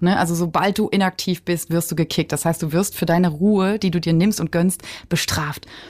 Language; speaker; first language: German; native; German